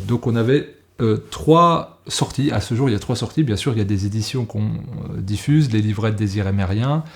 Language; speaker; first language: French; native; French